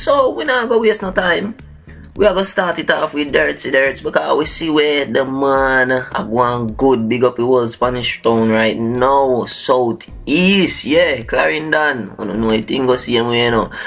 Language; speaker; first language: English; native; English